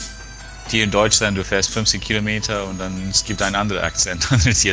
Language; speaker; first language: German; non-native, fluent; English